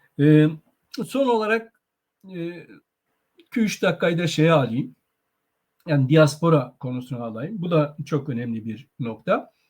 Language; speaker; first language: Turkish; non-native, local second language; Zaza